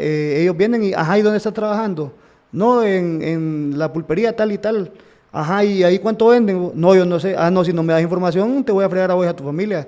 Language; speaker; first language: Spanish; native; Spanish